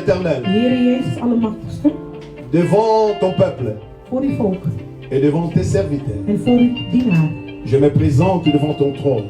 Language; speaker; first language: French; non-native, local second language; Lingala